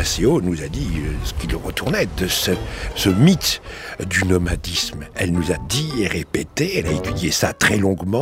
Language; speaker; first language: French; native; French